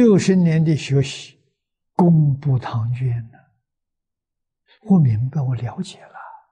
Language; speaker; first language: Chinese; native; Chinese